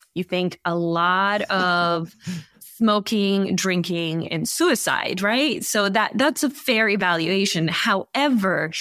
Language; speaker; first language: English; early bilingual, other home language; Bosnian